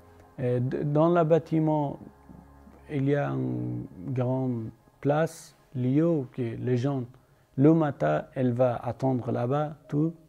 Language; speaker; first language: French; non-native, learner; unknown